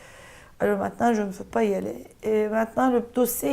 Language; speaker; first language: French; non-native, fluent; Turkish